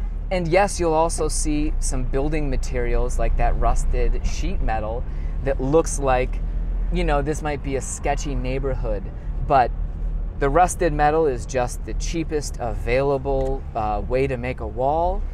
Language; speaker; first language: English; native; English